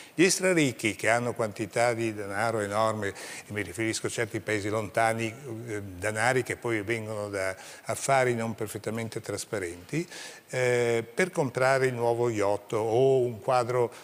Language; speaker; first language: Italian; native; Italian